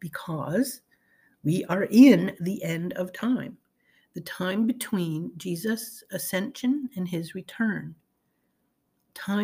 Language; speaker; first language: English; native; English